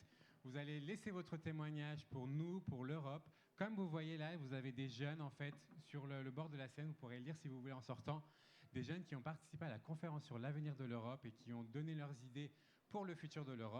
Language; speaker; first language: French; native; French